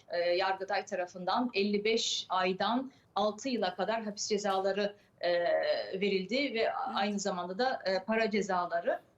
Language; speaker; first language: Turkish; early bilingual, other home language; French